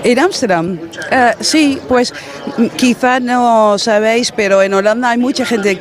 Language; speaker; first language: Spanish; non-native, fluent; Dutch